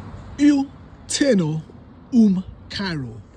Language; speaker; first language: Portuguese; non-native, learner; English